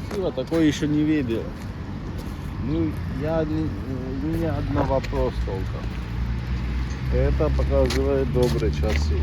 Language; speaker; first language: Russian; non-native, learner; Georgian